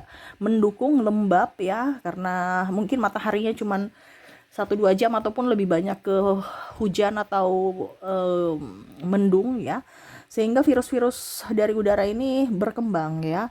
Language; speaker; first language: Indonesian; native; Indonesian